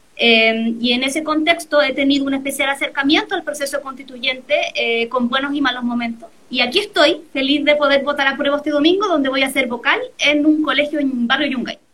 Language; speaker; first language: Spanish; native; Spanish